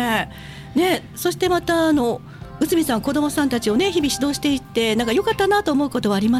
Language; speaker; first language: Japanese; native; Japanese